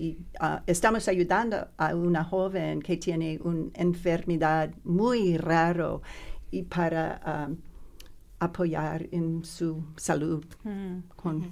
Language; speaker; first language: Spanish; non-native, learner; English